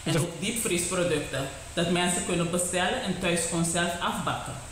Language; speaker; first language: Dutch; non-native, local second language; Papiamento